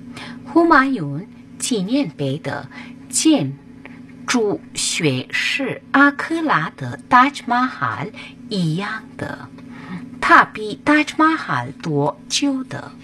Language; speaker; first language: Chinese; non-native, learner; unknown